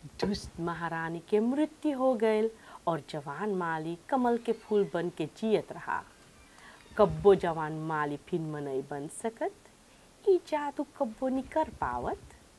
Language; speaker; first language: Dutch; non-native, local second language; Caribbean Hindustani